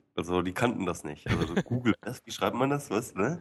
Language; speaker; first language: German; native; German